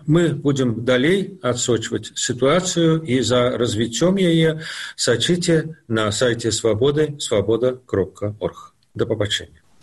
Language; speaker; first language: Belarusian; non-native, local second language; Russian